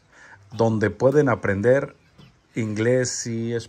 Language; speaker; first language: Spanish; native; Spanish